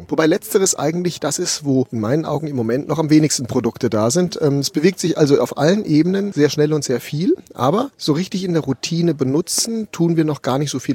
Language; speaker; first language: German; native; German